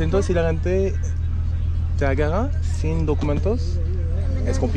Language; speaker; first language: Spanish; non-native, fluent; French